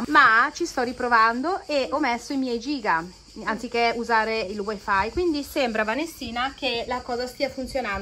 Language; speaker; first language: Italian; native; Italian